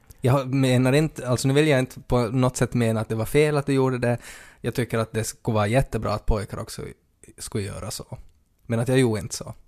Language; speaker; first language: Swedish; native; Swedish